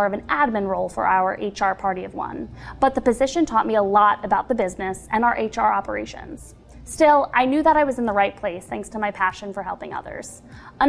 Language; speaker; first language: English; native; English